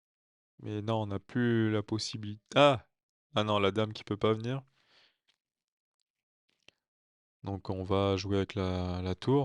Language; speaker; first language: French; native; French